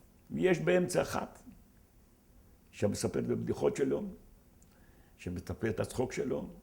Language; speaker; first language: Hebrew; non-native, fluent; Ladino